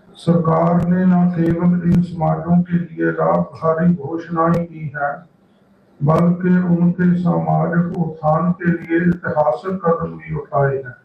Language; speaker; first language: Hindi; non-native, local second language; Punjabi